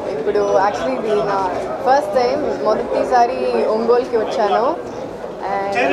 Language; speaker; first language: Telugu; non-native, fluent; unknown